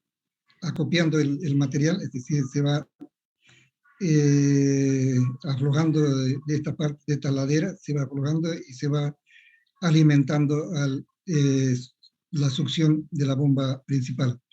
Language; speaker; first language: Spanish; native; Spanish